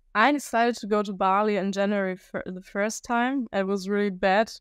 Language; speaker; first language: English; non-native, fluent; German